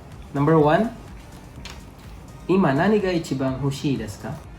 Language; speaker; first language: Japanese; non-native, fluent; Filipino